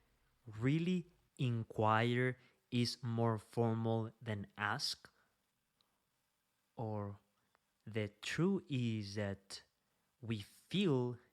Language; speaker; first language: English; non-native, fluent; Spanish